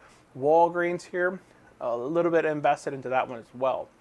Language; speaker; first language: English; native; English